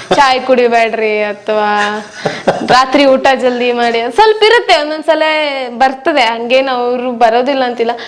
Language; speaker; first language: Kannada; non-native, local second language; Marwari